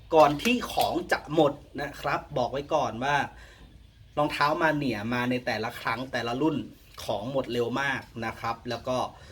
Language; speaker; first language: Thai; native; Thai